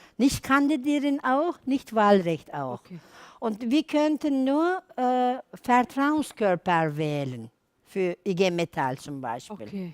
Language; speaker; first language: German; non-native, learner; Turkish